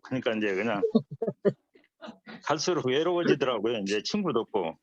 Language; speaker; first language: Korean; native; Korean